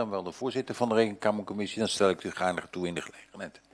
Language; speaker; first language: Dutch; native; Dutch